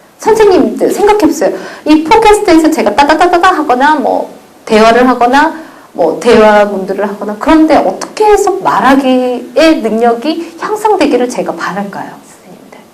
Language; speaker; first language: Korean; native; Korean